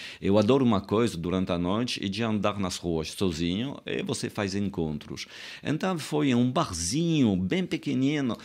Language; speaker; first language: Portuguese; non-native, fluent; French